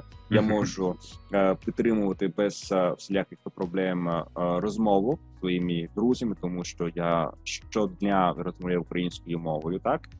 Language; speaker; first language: Ukrainian; non-native, fluent; Italian